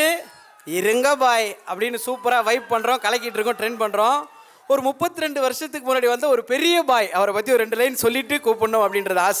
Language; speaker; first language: Tamil; native; Tamil